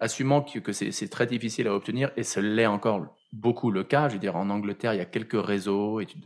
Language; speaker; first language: French; native; French